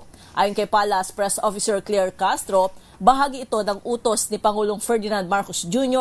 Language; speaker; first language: Filipino; native; Filipino